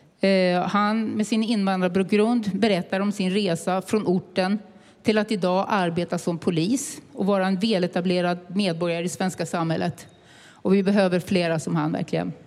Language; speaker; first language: Swedish; native; Swedish